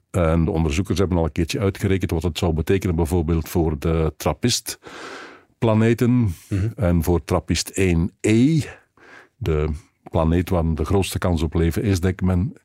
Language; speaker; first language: Dutch; native; Dutch